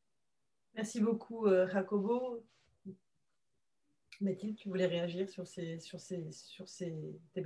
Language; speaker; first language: French; native; French